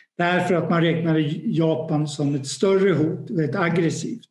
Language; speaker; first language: Swedish; native; Swedish